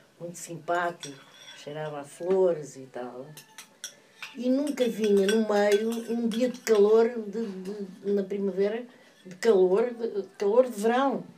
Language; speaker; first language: Portuguese; native; Portuguese